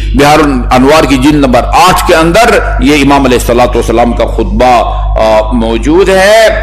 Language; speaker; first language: Urdu; non-native, local second language; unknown